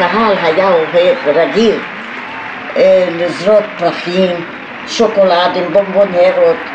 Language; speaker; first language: Hebrew; non-native, fluent; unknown